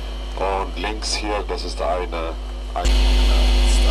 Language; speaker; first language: German; non-native, fluent; Arabic